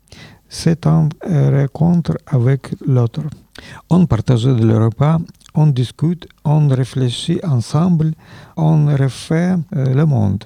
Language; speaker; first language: French; non-native, learner; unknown